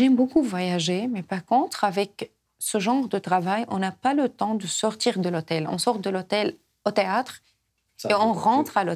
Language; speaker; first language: French; non-native, fluent; Arabic